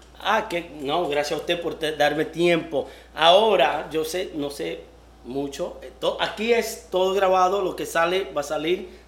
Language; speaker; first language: Spanish; early bilingual, heritage; Spanish